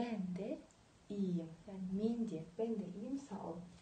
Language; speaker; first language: Turkish; non-native, fluent; Kazakh